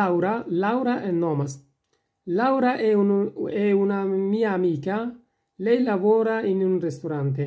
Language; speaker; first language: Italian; non-native, fluent; Persian